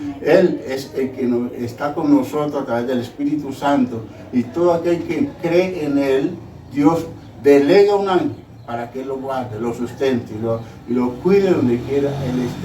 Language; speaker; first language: Spanish; native; Spanish